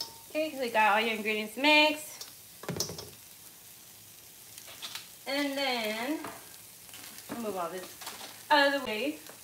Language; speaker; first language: English; early bilingual, other home language; Spanish